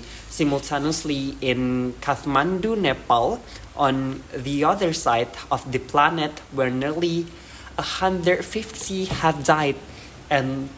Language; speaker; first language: English; non-native, learner; Indonesian